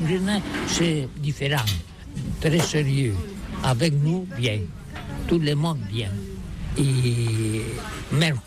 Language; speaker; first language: French; non-native, learner; Catalan